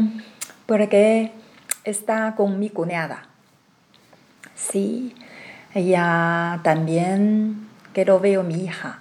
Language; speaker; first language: Spanish; non-native, learner; Chinese